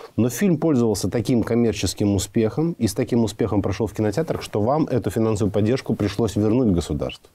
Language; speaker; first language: Russian; native; Russian